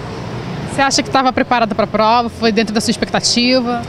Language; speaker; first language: Portuguese; native; Portuguese